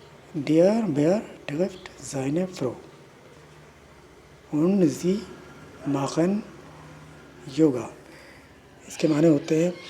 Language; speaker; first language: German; non-native, fluent; Urdu